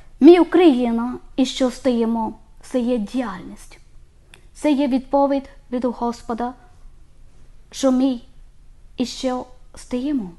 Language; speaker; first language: Ukrainian; non-native, learner; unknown